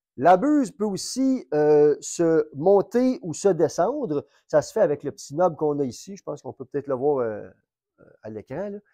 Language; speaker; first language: French; native; French